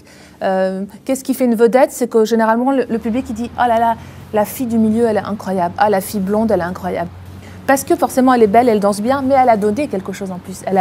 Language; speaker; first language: French; native; French